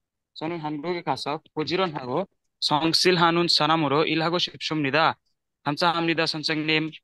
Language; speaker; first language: Korean; non-native, learner; Bangla